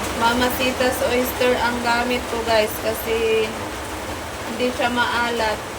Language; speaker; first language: Filipino; non-native, local second language; Cebuano